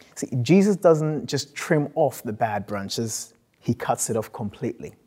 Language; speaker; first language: English; non-native, local second language; Akan